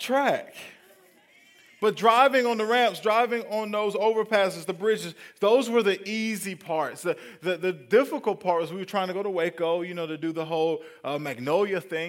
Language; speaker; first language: English; native; English